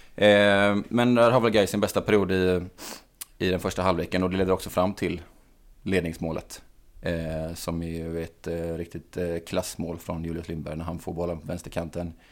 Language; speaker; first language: Swedish; native; Swedish